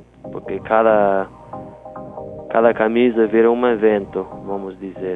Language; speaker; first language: Portuguese; non-native, fluent; English